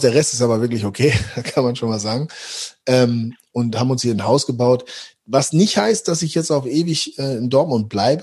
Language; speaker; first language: German; native; German